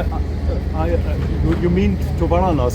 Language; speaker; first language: English; non-native, learner; German